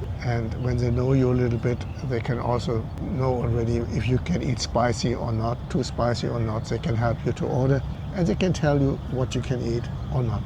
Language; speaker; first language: English; non-native, fluent; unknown